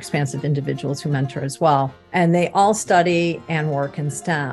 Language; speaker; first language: English; native; English